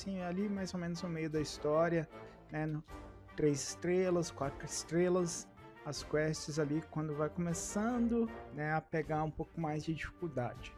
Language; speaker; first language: Portuguese; native; Portuguese